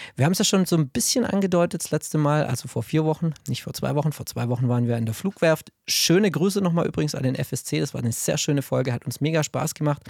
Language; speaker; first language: German; native; German